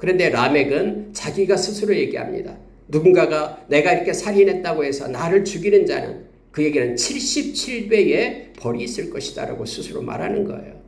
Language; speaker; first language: Korean; native; Korean